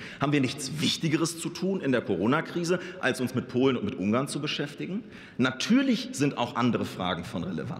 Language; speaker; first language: German; native; German